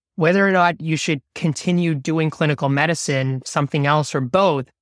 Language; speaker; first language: English; non-native, local second language; Bangla